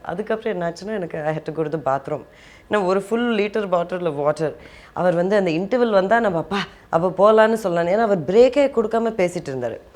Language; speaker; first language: Tamil; early bilingual, heritage; Tamil